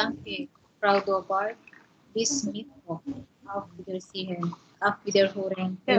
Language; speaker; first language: German; non-native, learner; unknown